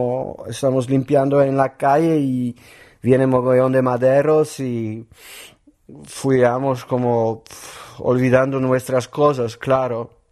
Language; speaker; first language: Spanish; non-native, learner; Polish